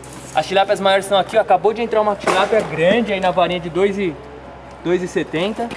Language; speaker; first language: Portuguese; native; Portuguese